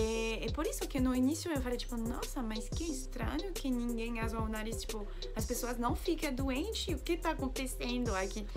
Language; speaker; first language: Portuguese; non-native, fluent; French